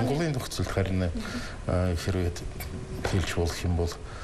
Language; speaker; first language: Mongolian; non-native, fluent; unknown